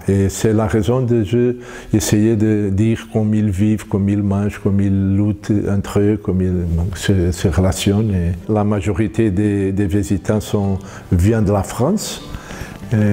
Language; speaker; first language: French; non-native, fluent; Portuguese